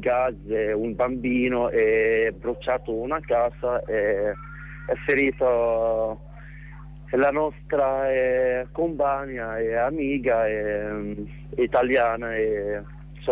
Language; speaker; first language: Italian; non-native, learner; Arabic